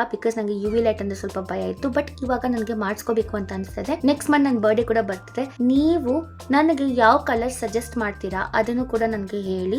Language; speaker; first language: Kannada; native; Kannada